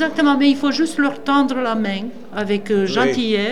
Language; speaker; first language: French; non-native, fluent; Romanian